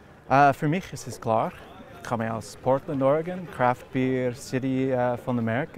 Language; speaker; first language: German; non-native, fluent; English